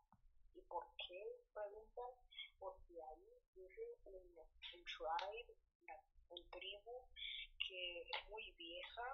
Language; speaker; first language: Spanish; early bilingual, heritage; Spanish